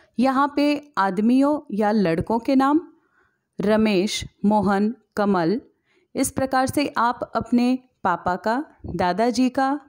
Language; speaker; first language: Hindi; native; Hindi